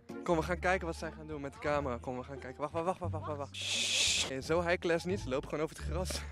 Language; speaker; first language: Dutch; native; Dutch